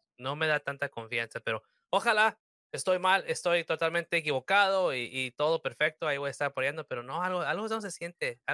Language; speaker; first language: Spanish; early bilingual, heritage; Spanish